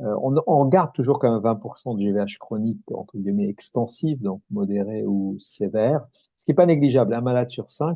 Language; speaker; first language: French; native; French